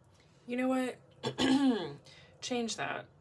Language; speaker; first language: English; native; English